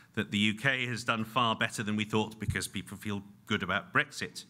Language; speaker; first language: English; native; English